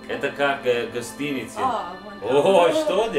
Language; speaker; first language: Russian; non-native, learner; English